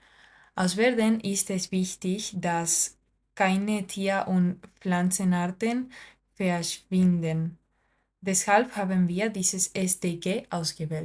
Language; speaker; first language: German; non-native, learner; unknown